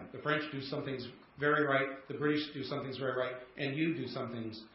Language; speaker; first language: English; native; English